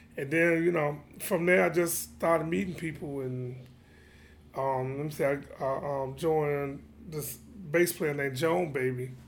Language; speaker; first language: English; native; English